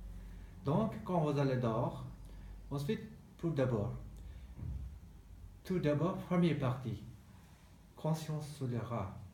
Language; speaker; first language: French; non-native, learner; Tibetan